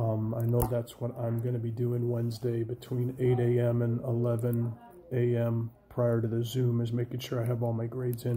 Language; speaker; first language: English; native; English